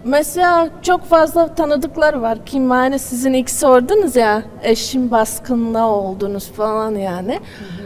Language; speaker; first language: Turkish; non-native, learner; Latvian